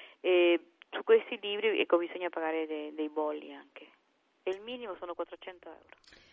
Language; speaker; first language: Italian; non-native, fluent; Spanish